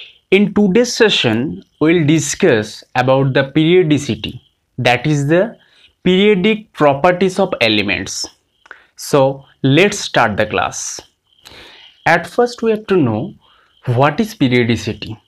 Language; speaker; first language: English; non-native, local second language; Bangla